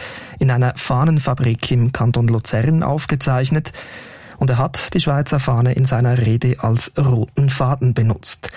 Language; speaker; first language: German; native; German